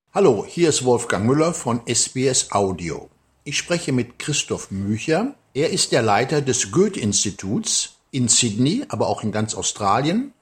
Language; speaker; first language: German; native; German